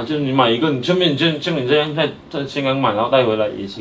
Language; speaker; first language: Chinese; native; Chinese